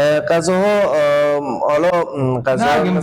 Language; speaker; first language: Persian; native; Persian